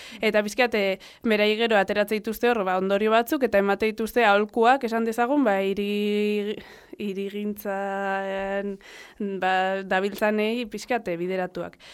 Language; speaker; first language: Basque; non-native, local second language; Spanish